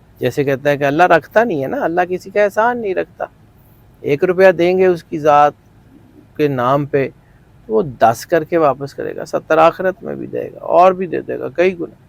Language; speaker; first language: Urdu; non-native, local second language; Punjabi